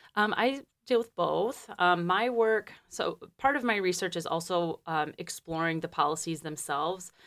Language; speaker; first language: English; native; English